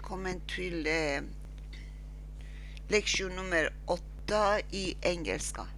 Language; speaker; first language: Swedish; non-native, learner; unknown